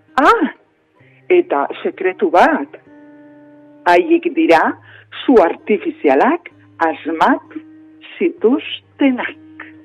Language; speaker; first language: Basque; non-native, local second language; Spanish